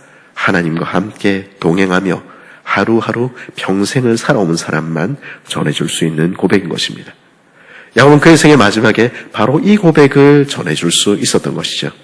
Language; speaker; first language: Korean; native; Korean